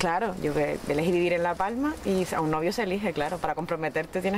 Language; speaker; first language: Spanish; native; Spanish